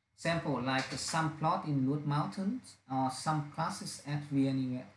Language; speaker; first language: English; non-native, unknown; Vietnamese